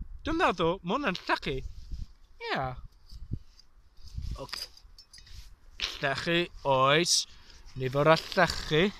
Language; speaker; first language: Welsh; non-native, learner; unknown